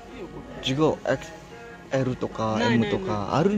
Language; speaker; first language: Japanese; non-native, learner; Indonesian